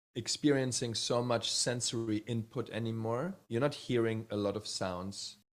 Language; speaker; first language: English; early bilingual, other home language; Czech